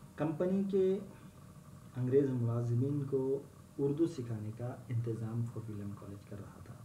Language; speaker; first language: Urdu; native; Urdu